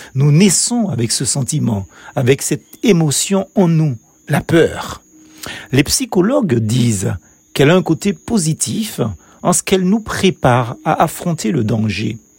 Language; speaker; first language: French; native; French